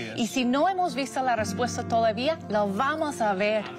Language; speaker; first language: Spanish; non-native, fluent; English